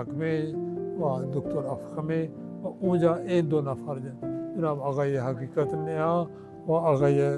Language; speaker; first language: Persian; non-native, fluent; Urdu